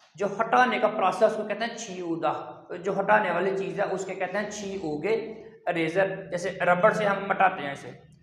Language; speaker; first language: Urdu; non-native, local second language; Punjabi